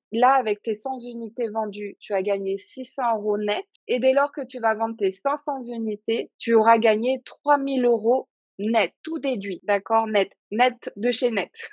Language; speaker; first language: French; native; French